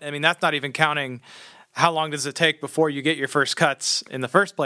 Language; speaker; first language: English; native; English